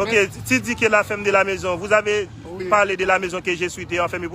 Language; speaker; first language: French; non-native, learner; Haitian Creole